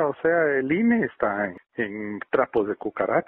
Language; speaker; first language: Spanish; native; Spanish